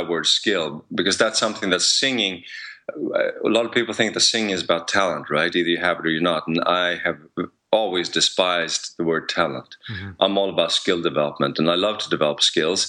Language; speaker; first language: English; non-native, fluent; Swedish